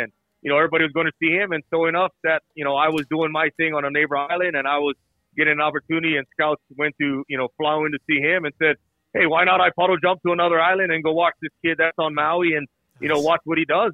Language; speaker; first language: English; native; English